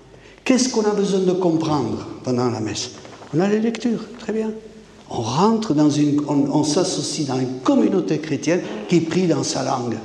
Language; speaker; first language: French; native; French